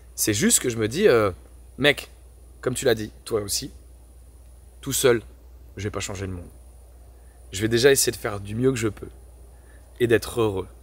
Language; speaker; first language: French; native; French